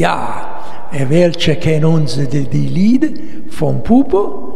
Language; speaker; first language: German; non-native, learner; Italian